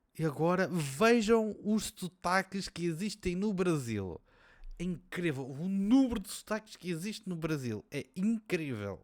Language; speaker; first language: Portuguese; native; Portuguese